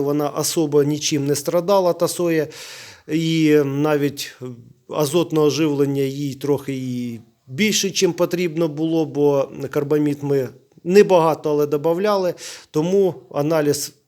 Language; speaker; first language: Ukrainian; native; Ukrainian